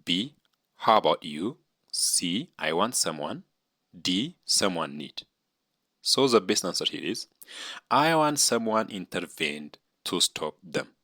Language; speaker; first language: English; non-native, local second language; Amharic